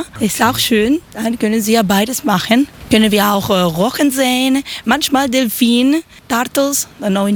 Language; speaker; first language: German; non-native, learner; Spanish